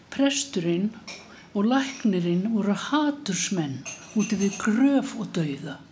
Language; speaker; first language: Icelandic; native; Icelandic